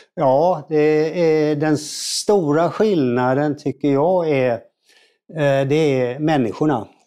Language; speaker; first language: Swedish; native; Swedish